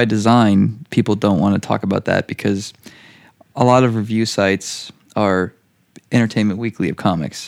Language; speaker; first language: English; native; English